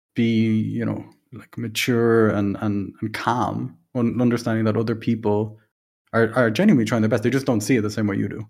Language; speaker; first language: English; native; English